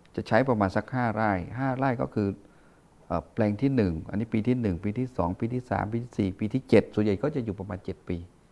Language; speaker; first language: Thai; non-native, local second language; Karen languages